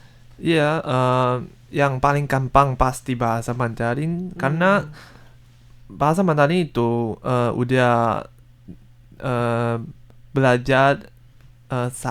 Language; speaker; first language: Indonesian; non-native, learner; Chinese